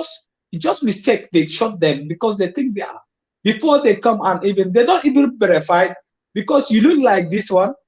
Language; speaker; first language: English; non-native, fluent; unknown